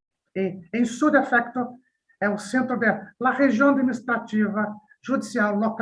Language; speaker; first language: Portuguese; native; Portuguese